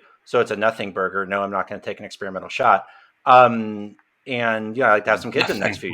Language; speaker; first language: English; native; English